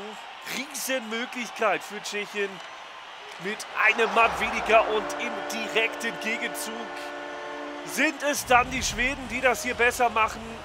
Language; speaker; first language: German; native; German